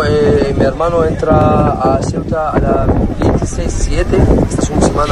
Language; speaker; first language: Spanish; non-native, learner; Arabic